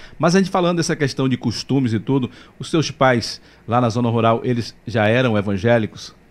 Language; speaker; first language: Portuguese; native; Portuguese